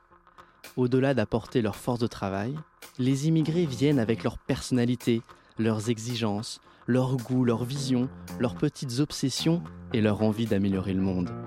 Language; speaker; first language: French; native; French